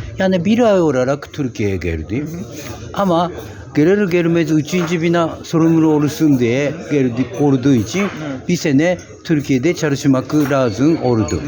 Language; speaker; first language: Turkish; non-native, learner; Japanese